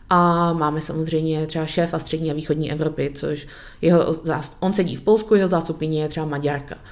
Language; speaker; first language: Czech; native; Czech